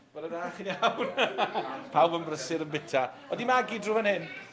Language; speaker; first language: Welsh; native; Welsh